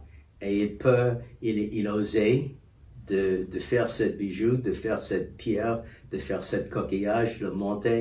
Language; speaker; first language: French; non-native, fluent; English